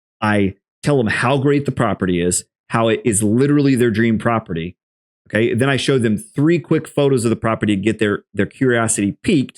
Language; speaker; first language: English; native; English